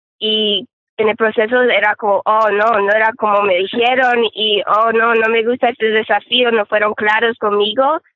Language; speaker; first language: Spanish; early bilingual, heritage; Spanish